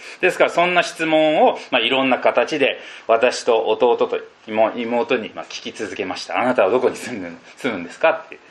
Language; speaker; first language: Japanese; non-native, fluent; Filipino